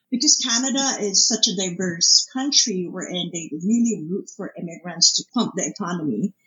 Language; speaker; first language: English; non-native, local second language; Filipino